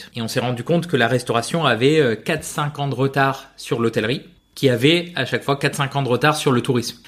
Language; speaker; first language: French; non-native, fluent; Spanish